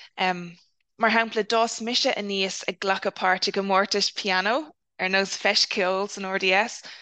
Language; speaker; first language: Irish; non-native, local second language; English